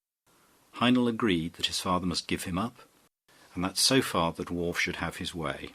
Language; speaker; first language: English; native; English